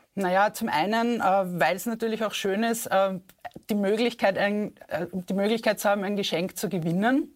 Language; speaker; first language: German; native; German